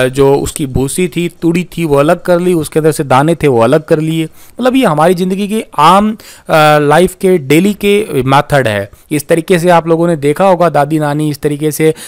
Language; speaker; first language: Hindi; native; Hindi